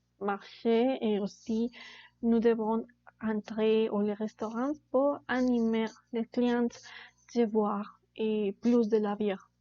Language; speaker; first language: French; non-native, learner; Spanish